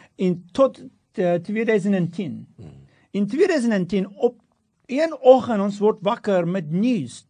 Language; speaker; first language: Afrikaans; non-native, fluent; Turkish